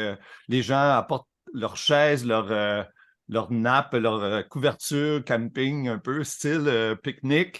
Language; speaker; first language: French; native; French